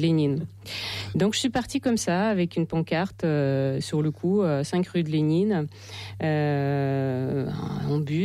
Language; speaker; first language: French; non-native, fluent; Ukrainian